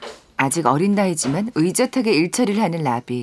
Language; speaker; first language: Korean; native; Korean